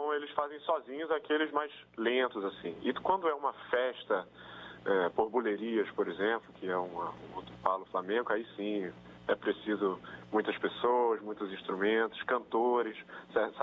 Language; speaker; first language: Portuguese; native; Portuguese